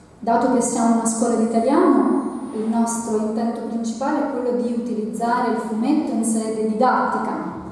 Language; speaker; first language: Italian; native; Italian